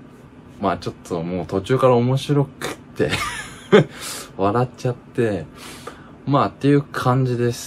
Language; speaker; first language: Japanese; native; Japanese